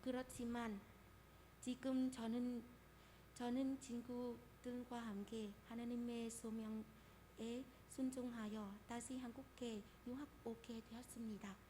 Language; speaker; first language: Korean; non-native, fluent; Vietnamese